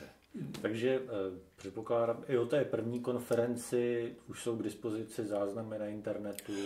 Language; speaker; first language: Czech; native; Czech